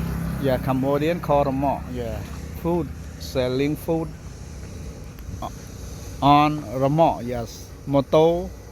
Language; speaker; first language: English; non-native, learner; Khmer